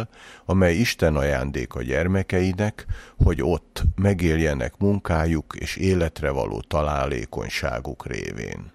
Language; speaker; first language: Hungarian; native; Hungarian